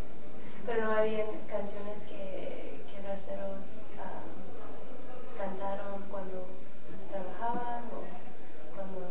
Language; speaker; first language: Spanish; early bilingual, heritage; Spanish